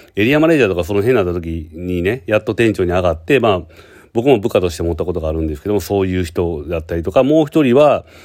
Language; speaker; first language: Japanese; native; Japanese